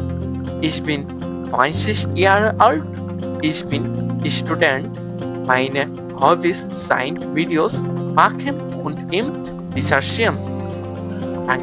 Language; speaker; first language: German; non-native, learner; Bangla